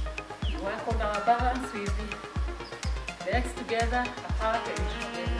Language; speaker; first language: English; non-native, local second language; Swahili